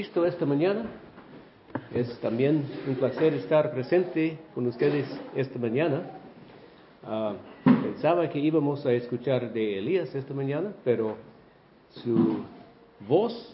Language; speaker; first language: Spanish; non-native, fluent; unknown